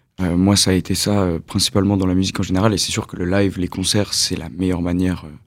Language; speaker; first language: French; native; French